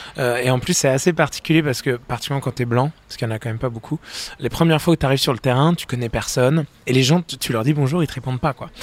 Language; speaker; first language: French; native; French